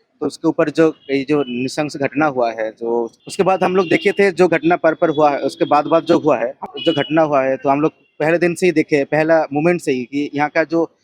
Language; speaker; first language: Hindi; non-native, local second language; Bangla